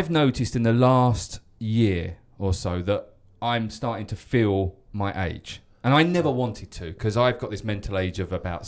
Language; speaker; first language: English; native; English